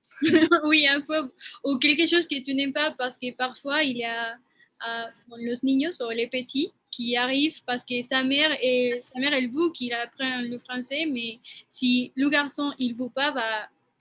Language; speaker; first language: French; non-native, fluent; Spanish